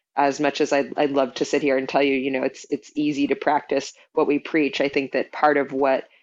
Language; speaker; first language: English; native; English